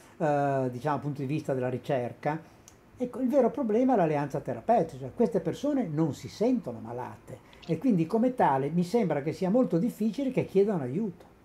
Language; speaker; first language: Italian; native; Italian